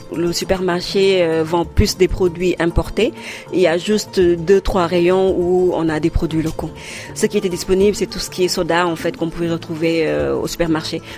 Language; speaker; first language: French; non-native, local second language; Wolof